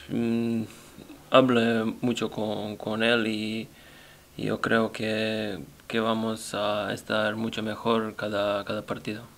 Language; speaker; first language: Spanish; non-native, learner; Serbian